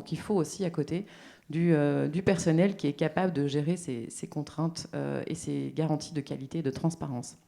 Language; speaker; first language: French; native; French